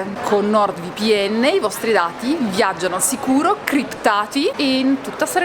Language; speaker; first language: Italian; native; Italian